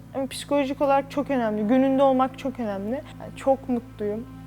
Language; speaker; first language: Turkish; native; Turkish